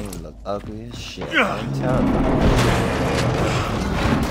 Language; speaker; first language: English; native; English